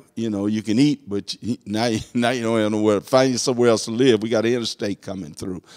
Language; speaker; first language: English; native; English